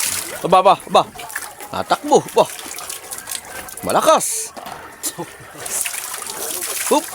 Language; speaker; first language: Filipino; native; Filipino